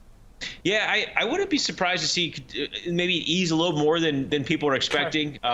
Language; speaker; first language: English; native; English